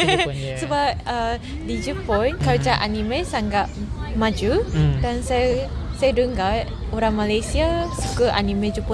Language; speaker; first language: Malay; non-native, fluent; Japanese